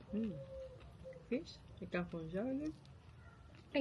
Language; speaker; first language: Dutch; non-native, learner; Cebuano